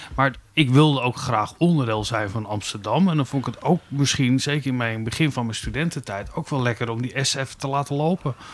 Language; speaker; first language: Dutch; native; Dutch